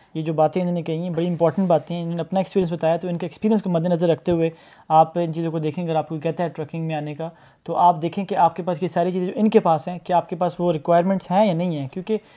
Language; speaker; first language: Urdu; native; Urdu